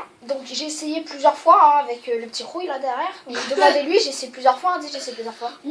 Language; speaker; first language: French; native; French